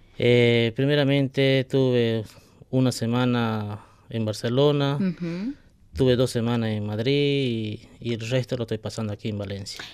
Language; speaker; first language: Spanish; native; Spanish